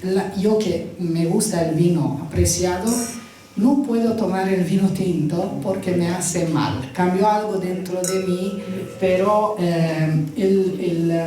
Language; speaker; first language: Spanish; non-native, fluent; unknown